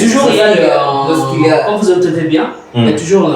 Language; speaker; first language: French; non-native, learner; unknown